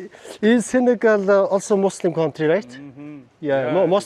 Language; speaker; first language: English; non-native, learner; Mongolian